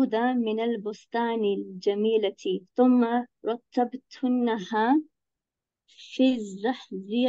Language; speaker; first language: Arabic; non-native, learner; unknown